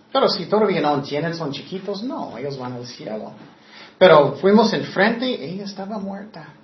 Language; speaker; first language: Spanish; non-native, fluent; English